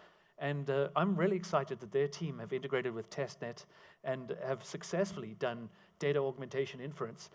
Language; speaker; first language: English; native; English